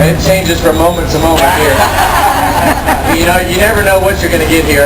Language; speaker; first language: English; native; English